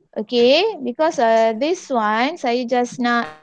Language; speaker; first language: English; non-native, local second language; Malay